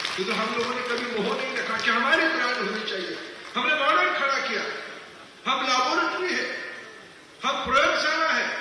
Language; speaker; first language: Hindi; non-native, local second language; Odia